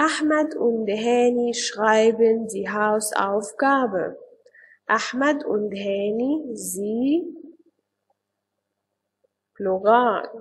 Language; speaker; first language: German; non-native, fluent; Arabic